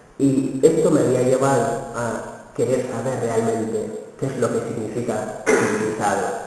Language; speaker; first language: Spanish; non-native, fluent; Wolof